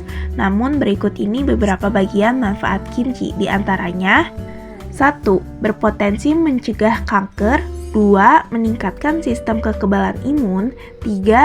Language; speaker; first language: Indonesian; native; Indonesian